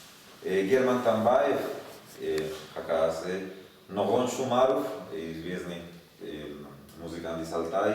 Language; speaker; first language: Russian; non-native, learner; Spanish